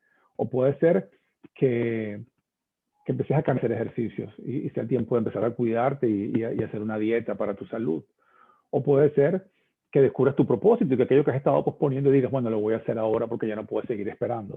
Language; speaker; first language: Spanish; native; Spanish